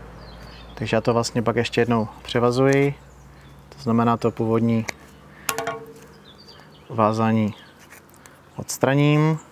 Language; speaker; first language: Czech; native; Czech